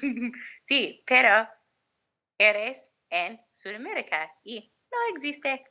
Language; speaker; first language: Spanish; non-native, learner; English